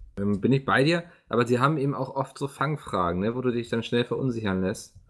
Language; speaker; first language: German; native; German